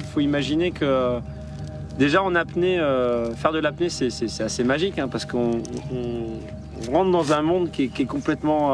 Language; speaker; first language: French; native; French